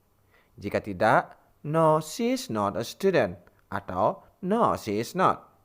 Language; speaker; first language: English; non-native, fluent; Indonesian